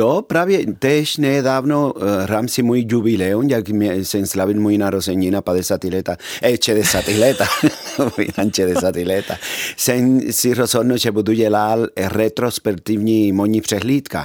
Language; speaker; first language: Czech; non-native, fluent; Spanish